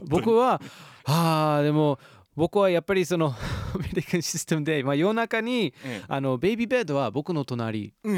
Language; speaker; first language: Japanese; non-native, fluent; English